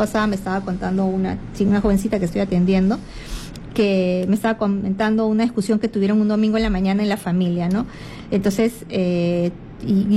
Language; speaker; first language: Spanish; native; Spanish